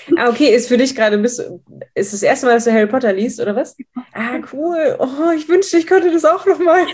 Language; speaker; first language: German; native; German